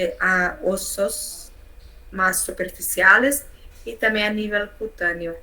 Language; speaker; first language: Spanish; non-native, learner; Portuguese